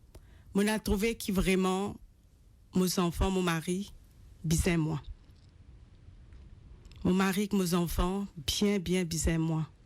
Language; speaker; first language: French; non-native, local second language; Morisyen